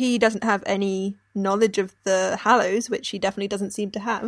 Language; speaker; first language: English; native; English